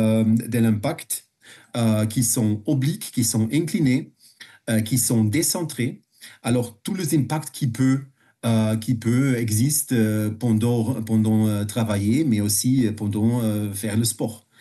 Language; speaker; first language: French; non-native, fluent; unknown